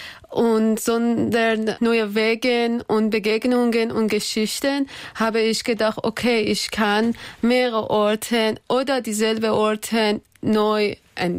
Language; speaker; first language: German; non-native, learner; Persian